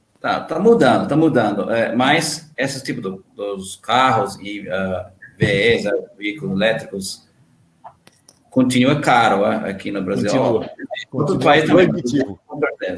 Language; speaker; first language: Portuguese; non-native, learner; English